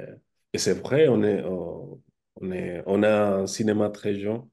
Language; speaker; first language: French; non-native, fluent; Spanish